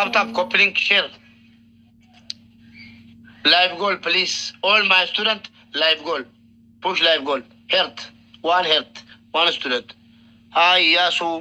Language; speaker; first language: English; non-native, learner; Oromo